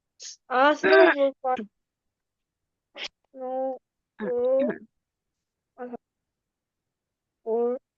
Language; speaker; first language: English; non-native, learner; Korean